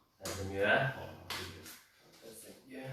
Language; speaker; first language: French; non-native, learner; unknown